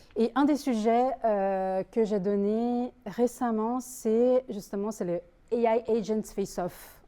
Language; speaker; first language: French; non-native, fluent; Portuguese